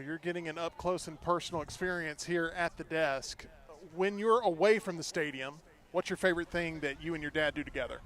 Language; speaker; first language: English; native; English